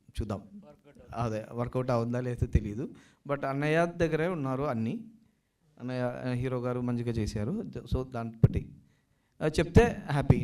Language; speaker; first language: Telugu; non-native, learner; Malayalam